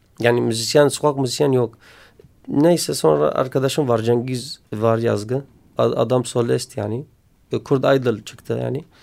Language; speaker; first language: Turkish; non-native, learner; Kurdish